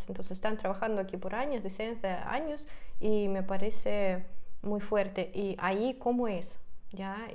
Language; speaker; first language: Spanish; non-native, fluent; Russian